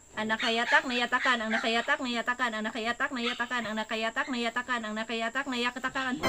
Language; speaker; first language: Cebuano; native; Cebuano